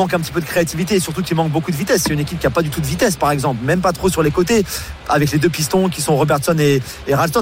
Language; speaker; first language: French; non-native, fluent; English